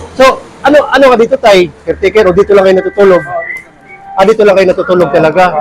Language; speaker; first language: Filipino; non-native, local second language; Cebuano